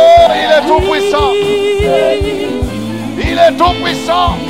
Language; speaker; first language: French; non-native, local second language; Swahili